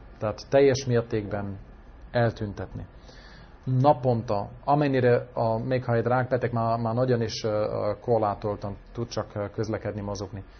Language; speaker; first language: Hungarian; native; Hungarian